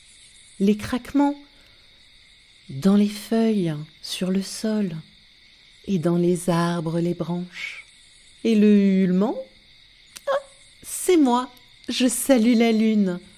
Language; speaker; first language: French; native; French